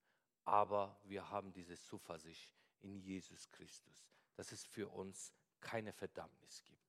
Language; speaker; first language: German; non-native, fluent; Persian